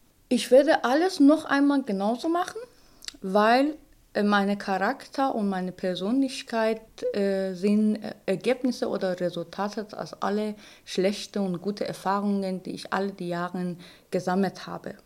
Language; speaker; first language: German; non-native, fluent; Persian